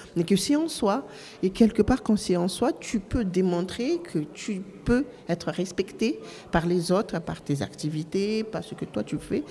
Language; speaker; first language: French; non-native, local second language; Malagasy